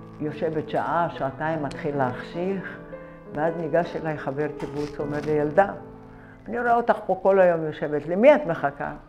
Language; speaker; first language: Hebrew; early bilingual, other home language; Arabic